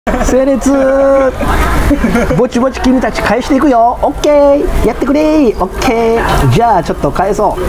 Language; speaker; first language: Japanese; native; Japanese